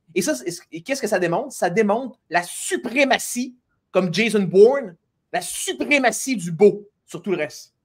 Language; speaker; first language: French; native; French